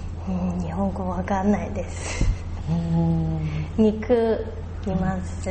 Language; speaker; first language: Japanese; non-native, learner; Chinese